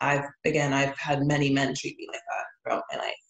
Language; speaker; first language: English; native; English